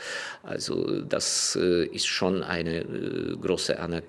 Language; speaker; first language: German; non-native, fluent; Ukrainian